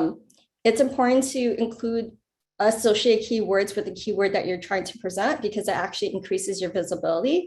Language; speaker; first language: English; native; English